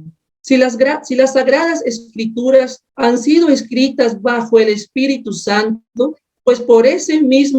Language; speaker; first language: Spanish; native; Spanish